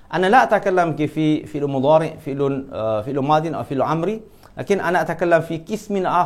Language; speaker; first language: Arabic; non-native, fluent; Malay